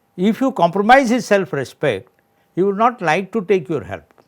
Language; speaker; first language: English; non-native, local second language; Odia